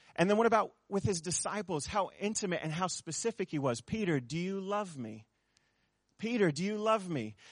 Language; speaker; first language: English; native; English